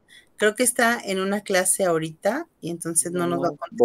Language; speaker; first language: Spanish; native; Spanish